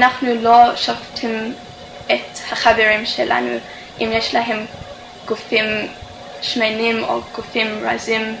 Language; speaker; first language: Hebrew; non-native, fluent; English